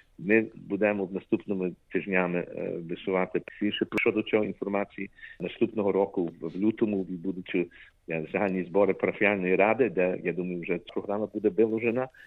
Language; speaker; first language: Ukrainian; early bilingual, heritage; Ukrainian